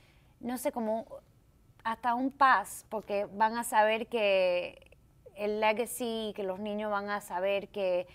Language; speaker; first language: Spanish; early bilingual, heritage; Spanish